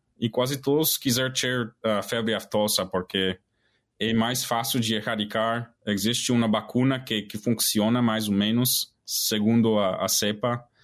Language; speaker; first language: Portuguese; non-native, fluent; English